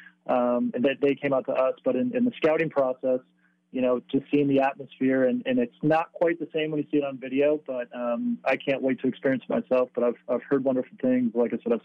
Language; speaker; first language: English; native; English